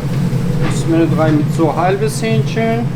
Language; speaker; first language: German; non-native, learner; Turkish